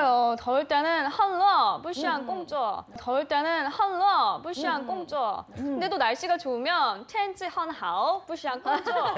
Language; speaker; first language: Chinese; non-native, learner; Korean